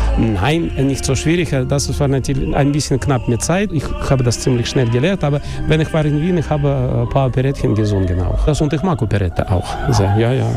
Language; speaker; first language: German; non-native, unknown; Russian